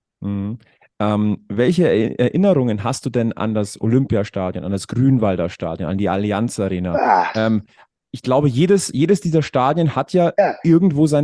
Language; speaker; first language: German; native; German